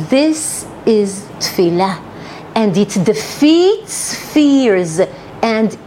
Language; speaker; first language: English; non-native, fluent; Hebrew